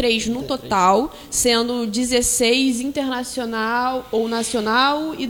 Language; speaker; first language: Portuguese; native; Portuguese